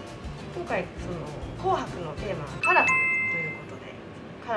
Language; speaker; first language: Japanese; native; Japanese